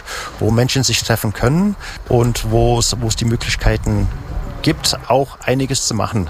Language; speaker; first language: German; native; German